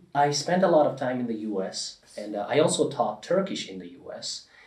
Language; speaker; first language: English; non-native, fluent; Turkish